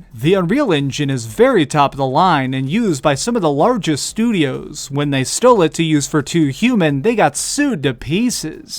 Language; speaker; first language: English; native; English